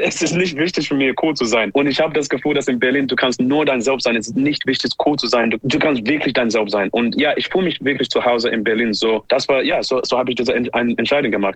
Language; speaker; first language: German; non-native, learner; English